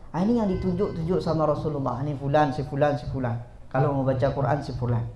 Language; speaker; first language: Malay; native; Malay